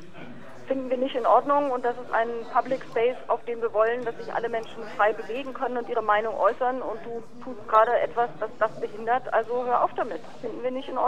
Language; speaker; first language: German; native; German